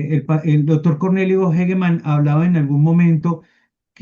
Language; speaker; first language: Spanish; native; Spanish